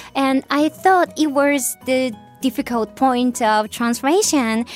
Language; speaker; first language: English; non-native, fluent; Japanese